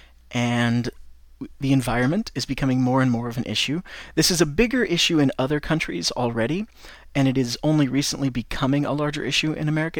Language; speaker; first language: English; native; English